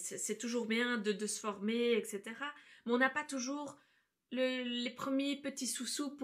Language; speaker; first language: French; native; French